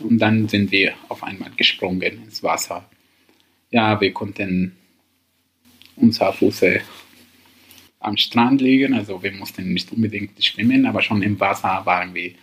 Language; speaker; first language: German; non-native, learner; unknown